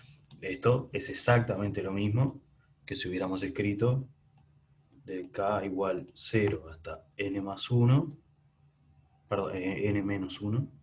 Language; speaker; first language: Spanish; native; Spanish